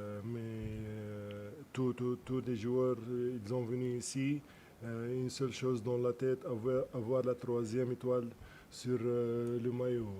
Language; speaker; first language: French; non-native, local second language; Arabic